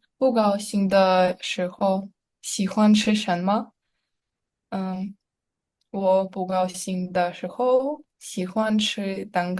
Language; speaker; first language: Chinese; non-native, learner; Russian